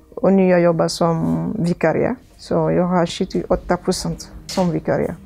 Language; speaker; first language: Swedish; non-native, learner; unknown